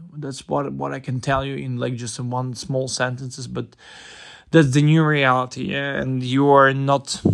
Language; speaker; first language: English; non-native, fluent; Ukrainian